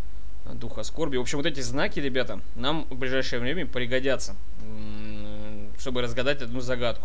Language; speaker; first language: Russian; native; Russian